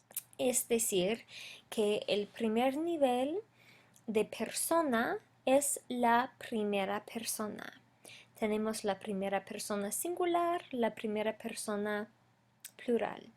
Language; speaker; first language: Spanish; non-native, fluent; English